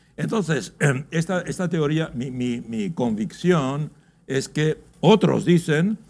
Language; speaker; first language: Spanish; early bilingual, heritage; Spanish